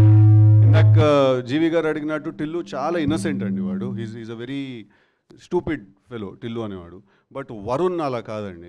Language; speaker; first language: Telugu; native; Telugu